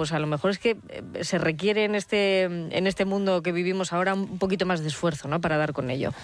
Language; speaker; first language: Spanish; native; Spanish